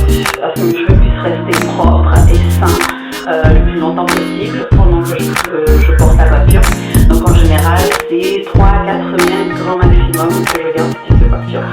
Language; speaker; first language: French; native; French